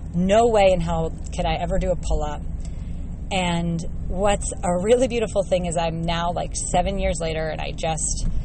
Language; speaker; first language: English; native; English